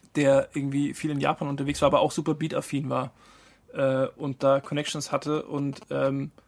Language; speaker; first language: German; native; German